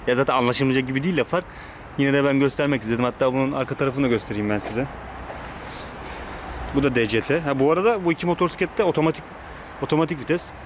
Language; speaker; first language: Turkish; native; Turkish